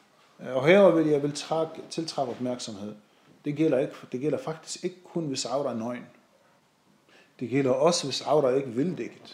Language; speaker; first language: Danish; non-native, fluent; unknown